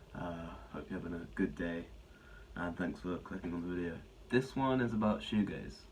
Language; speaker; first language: English; native; English